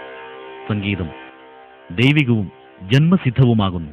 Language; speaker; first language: Malayalam; native; Malayalam